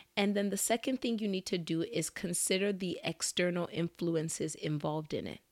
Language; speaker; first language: English; early bilingual, other home language; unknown